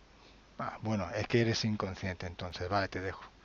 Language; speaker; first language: Spanish; non-native, fluent; Italian